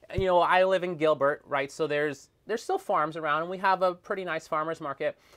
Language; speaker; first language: English; native; English